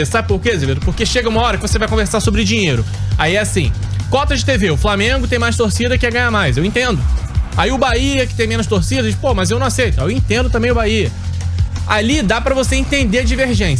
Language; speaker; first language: Portuguese; native; Portuguese